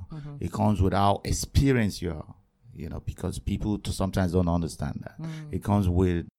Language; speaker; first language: English; non-native, local second language; Yoruba